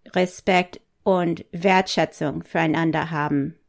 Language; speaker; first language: German; non-native, fluent; English